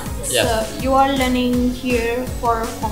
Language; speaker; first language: English; non-native, fluent; Indonesian